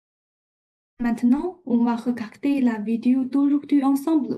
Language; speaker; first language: French; non-native, fluent; Chinese